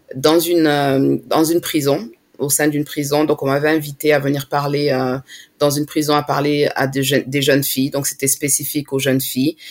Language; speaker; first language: French; native; French